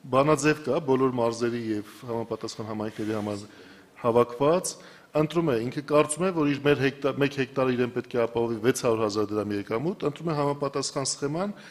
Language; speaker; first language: Armenian; native; Armenian